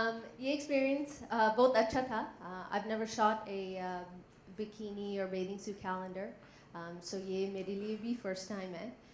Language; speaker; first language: Hindi; non-native, learner; English